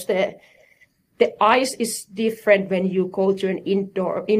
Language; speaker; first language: English; non-native, fluent; Finnish